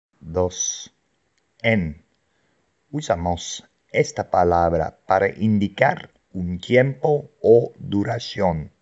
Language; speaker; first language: Spanish; non-native, fluent; Dutch